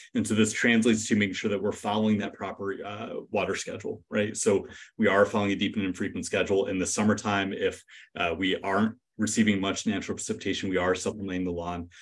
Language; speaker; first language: English; native; English